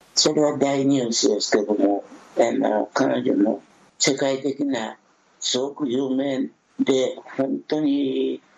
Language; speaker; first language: Japanese; early bilingual, other home language; Chinese